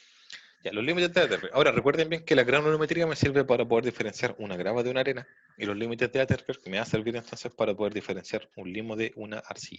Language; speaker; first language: Spanish; native; Spanish